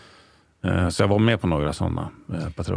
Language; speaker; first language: Swedish; native; Swedish